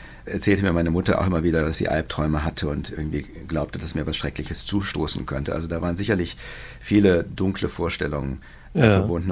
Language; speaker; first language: German; native; German